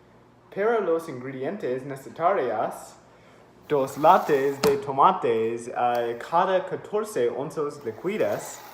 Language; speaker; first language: Spanish; non-native, learner; English